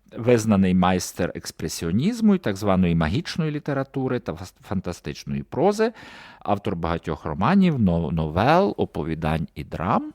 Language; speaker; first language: Ukrainian; native; Ukrainian